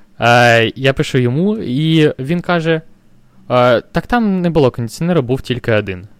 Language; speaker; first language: Ukrainian; non-native, local second language; Russian